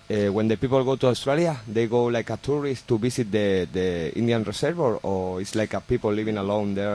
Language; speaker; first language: English; non-native, learner; Spanish